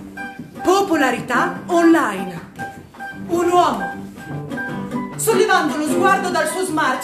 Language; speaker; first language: Italian; native; Italian